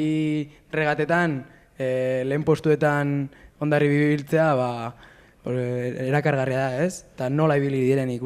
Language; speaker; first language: Basque; native; Basque